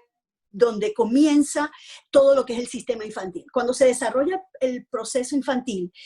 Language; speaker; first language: Spanish; native; Spanish